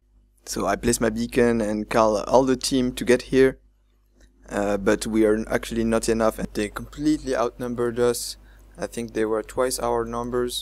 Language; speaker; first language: English; non-native, fluent; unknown